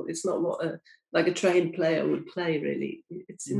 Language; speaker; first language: English; native; English